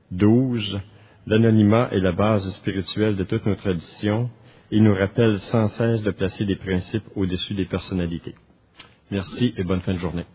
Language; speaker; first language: French; native; French